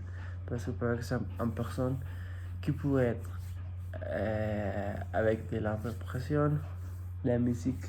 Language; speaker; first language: French; non-native, fluent; Spanish